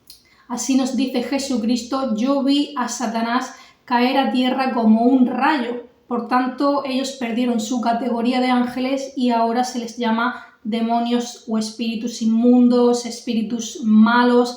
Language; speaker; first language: Spanish; native; Spanish